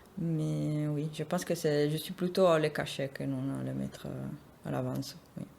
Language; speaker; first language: French; non-native, fluent; Italian